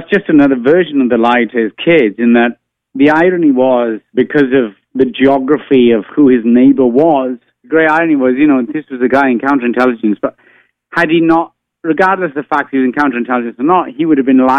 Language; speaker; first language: English; native; English